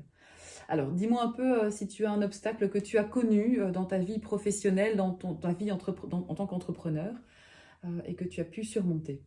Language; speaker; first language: French; native; French